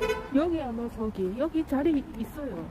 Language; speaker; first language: Korean; non-native, learner; Chinese